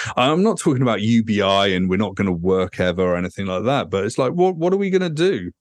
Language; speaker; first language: English; native; English